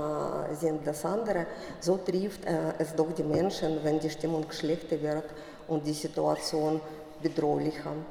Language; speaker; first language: German; non-native, fluent; Russian